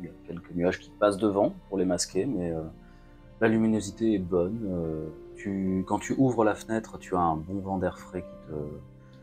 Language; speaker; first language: French; native; French